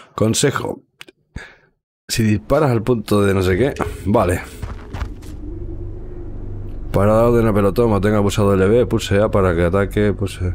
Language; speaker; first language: Spanish; native; Spanish